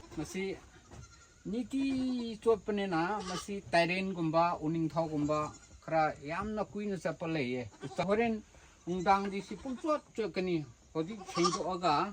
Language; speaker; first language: Manipuri; non-native, local second language; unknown